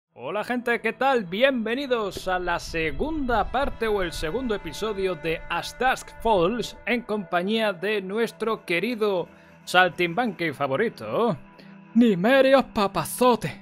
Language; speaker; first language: Spanish; native; Spanish